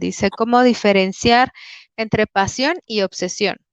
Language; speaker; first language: Spanish; native; Spanish